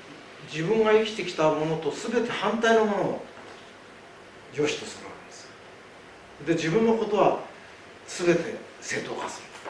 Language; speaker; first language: Japanese; native; Japanese